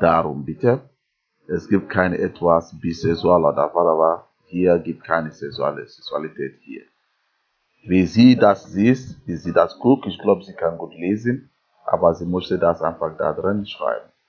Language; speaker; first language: German; non-native, fluent; Igbo